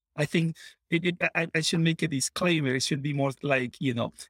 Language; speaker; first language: English; non-native, fluent; Spanish